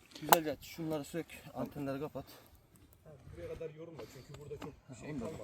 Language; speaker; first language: Turkish; native; Turkish